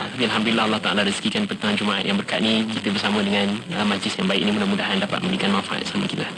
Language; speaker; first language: Malay; native; Malay